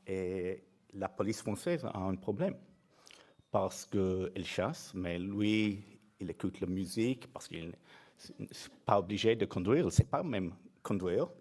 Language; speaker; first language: French; non-native, fluent; English